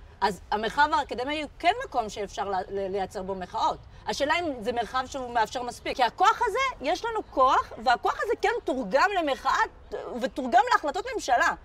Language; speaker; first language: Hebrew; early bilingual, other home language; Amharic